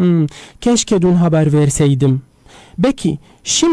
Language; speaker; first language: Turkish; non-native, fluent; Arabic